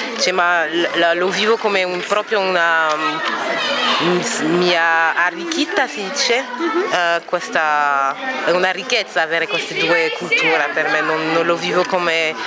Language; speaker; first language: Italian; early bilingual, heritage; French